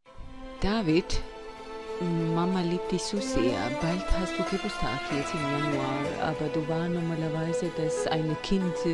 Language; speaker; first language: German; non-native, learner; Albanian